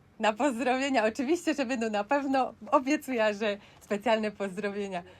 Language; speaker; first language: Polish; native; Polish